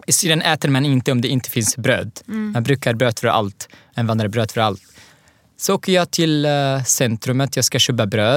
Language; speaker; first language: Swedish; non-native, fluent; Arabic